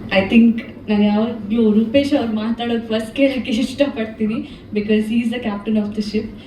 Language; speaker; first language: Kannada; non-native, local second language; Tulu